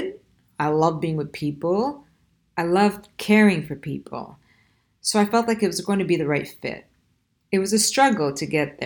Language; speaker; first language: English; early bilingual, other home language; Italian